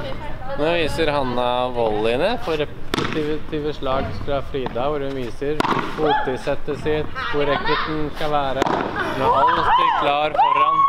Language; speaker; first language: Norwegian; native; Norwegian